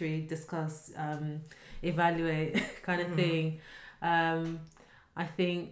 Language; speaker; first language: English; non-native, local second language; Yoruba